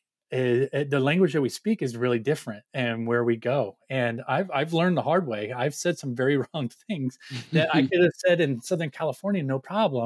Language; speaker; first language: English; native; English